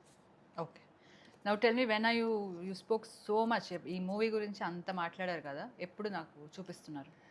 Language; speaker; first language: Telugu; non-native, fluent; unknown